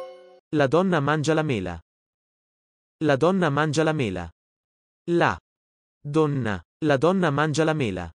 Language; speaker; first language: Italian; non-native, learner; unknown